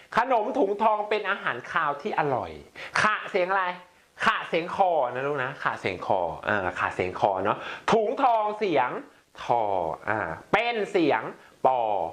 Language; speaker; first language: Thai; native; Thai